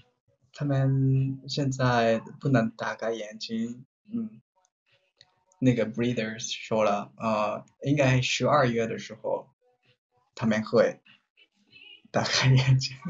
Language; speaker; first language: Chinese; non-native, learner; Japanese